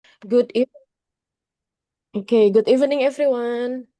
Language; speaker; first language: English; non-native, learner; Indonesian